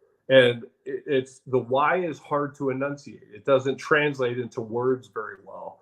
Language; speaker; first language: English; native; English